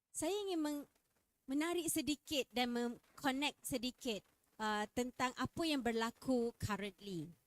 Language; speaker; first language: Malay; native; Malay